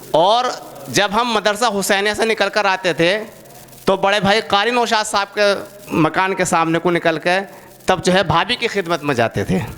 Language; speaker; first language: Hindi; native; Hindi